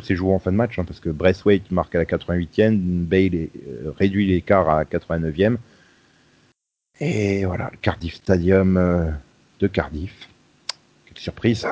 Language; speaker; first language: French; native; French